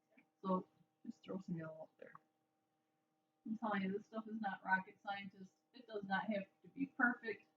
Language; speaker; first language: English; native; English